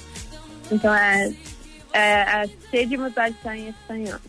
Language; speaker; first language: Portuguese; early bilingual, heritage; Portuguese